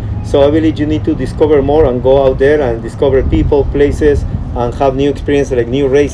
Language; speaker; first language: English; non-native, fluent; Spanish